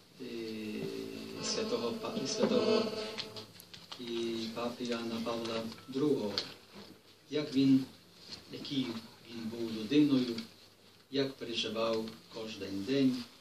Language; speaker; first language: Ukrainian; non-native, fluent; Polish